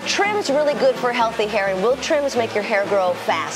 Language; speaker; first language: English; native; English